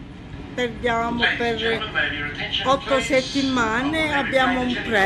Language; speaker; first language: Italian; native; Italian